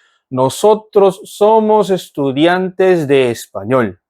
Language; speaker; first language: Spanish; non-native, fluent; Korean